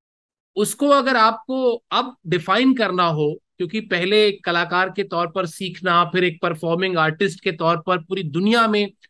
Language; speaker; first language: Hindi; native; Hindi